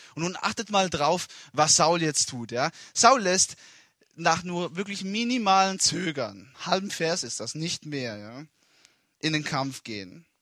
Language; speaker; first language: German; non-native, fluent; Italian